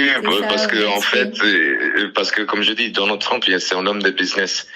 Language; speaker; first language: French; non-native, learner; English